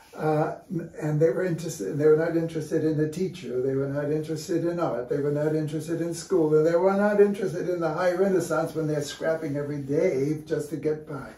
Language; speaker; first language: English; native; English